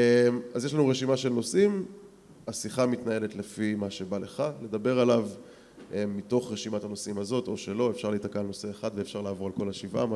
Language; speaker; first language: Hebrew; native; Hebrew